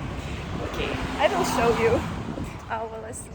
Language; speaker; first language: English; non-native, learner; Russian